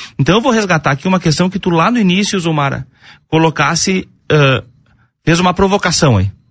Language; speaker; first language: Portuguese; native; Portuguese